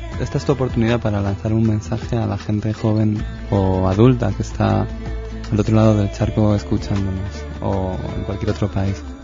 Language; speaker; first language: Spanish; native; Spanish